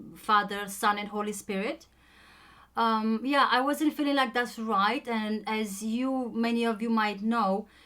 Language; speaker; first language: English; non-native, fluent; Romanian